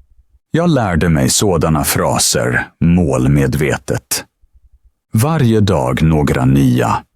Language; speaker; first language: Swedish; non-native, fluent; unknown